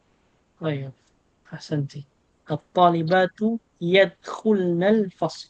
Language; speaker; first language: Arabic; non-native, fluent; Filipino